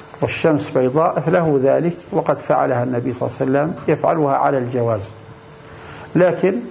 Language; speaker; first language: Arabic; native; Arabic